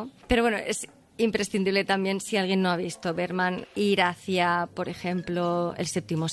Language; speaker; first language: Spanish; native; Spanish